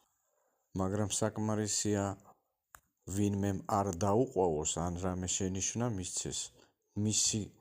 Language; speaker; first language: Georgian; native; Georgian